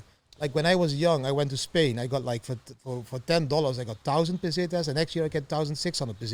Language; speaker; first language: English; non-native, fluent; Dutch